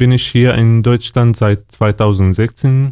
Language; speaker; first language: German; non-native, learner; Arabic